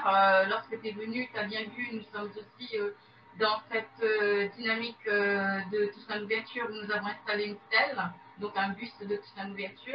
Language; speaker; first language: French; native; French